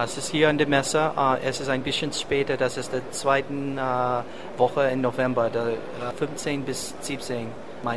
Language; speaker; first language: German; non-native, learner; English